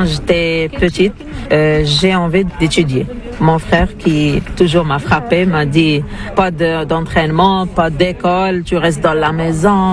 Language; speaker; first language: French; non-native, learner; Arabic